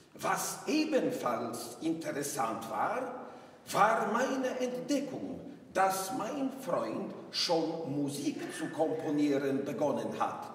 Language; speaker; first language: German; non-native, learner; English